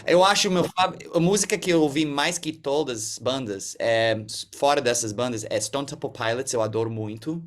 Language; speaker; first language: Portuguese; early bilingual, heritage; English